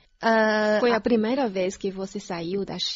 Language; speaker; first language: Portuguese; non-native, fluent; Chinese